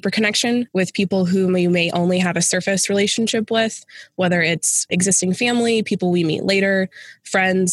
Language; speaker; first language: English; native; English